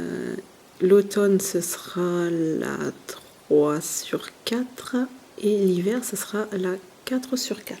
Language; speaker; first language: French; native; French